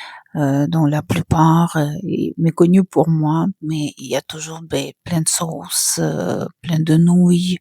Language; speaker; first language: French; non-native, fluent; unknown